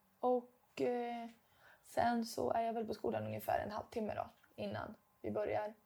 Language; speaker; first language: Swedish; native; Swedish